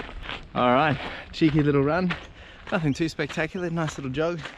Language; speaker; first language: English; native; English